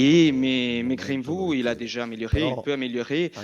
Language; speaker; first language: French; non-native, fluent; Italian